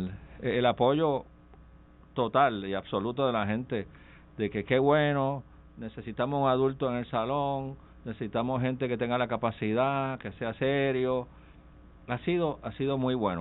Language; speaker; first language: Spanish; native; Spanish